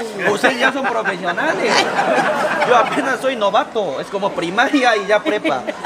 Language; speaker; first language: Spanish; non-native, fluent; Korean